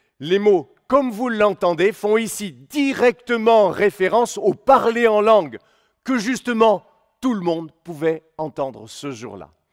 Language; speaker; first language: French; native; French